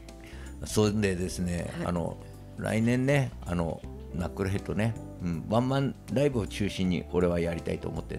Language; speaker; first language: Japanese; native; Japanese